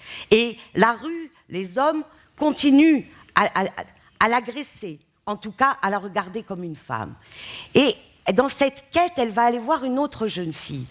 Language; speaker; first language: French; non-native, local second language; Arabic